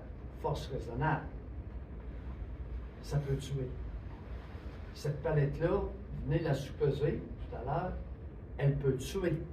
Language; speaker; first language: French; native; French